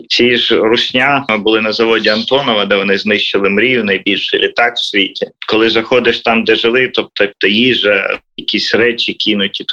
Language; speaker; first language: Ukrainian; native; Ukrainian